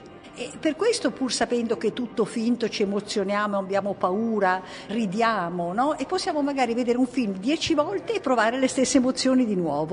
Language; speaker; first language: Italian; native; Italian